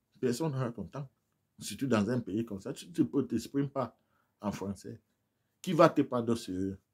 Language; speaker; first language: French; non-native, local second language; English